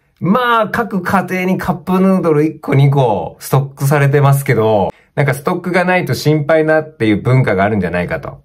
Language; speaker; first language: Japanese; native; Japanese